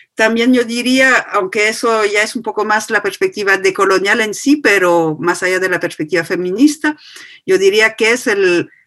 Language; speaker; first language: Spanish; non-native, fluent; French